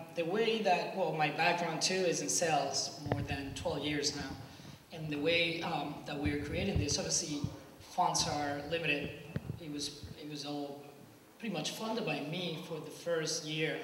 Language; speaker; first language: English; non-native, fluent; Spanish